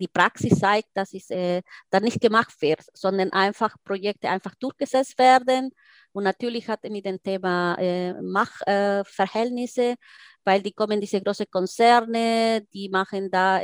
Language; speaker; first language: German; non-native, fluent; Spanish